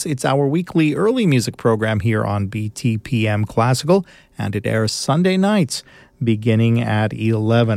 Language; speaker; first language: English; native; English